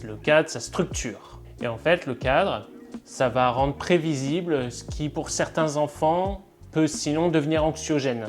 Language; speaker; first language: French; native; French